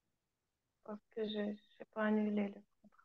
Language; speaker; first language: French; non-native, learner; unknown